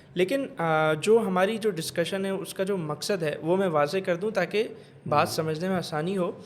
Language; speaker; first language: Urdu; native; Urdu